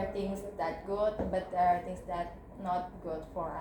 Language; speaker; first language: English; non-native, learner; Indonesian